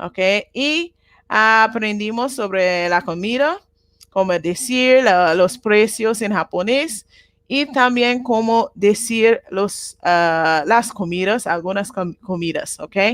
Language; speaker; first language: Spanish; non-native, learner; Japanese